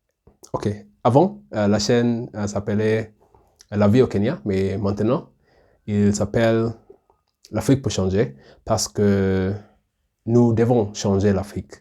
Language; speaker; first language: French; non-native, learner; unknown